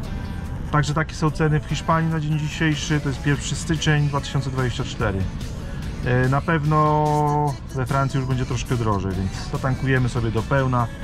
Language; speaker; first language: Polish; native; Polish